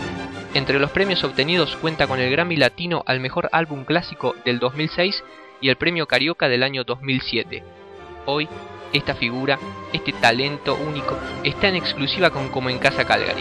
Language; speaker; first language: Spanish; native; Spanish